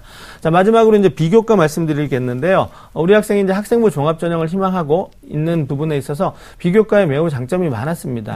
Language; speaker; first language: Korean; native; Korean